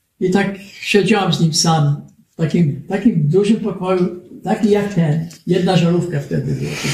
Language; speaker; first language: Polish; early bilingual, heritage; Polish